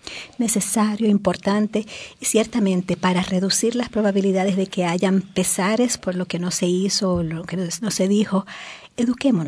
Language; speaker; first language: Spanish; native; Spanish